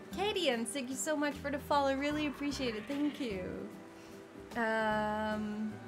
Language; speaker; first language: English; non-native, fluent; Dutch